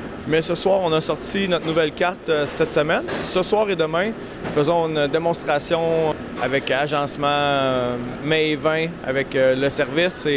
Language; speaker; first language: French; native; French